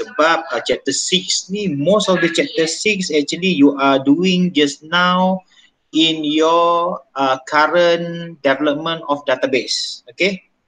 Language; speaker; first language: English; non-native, local second language; Malay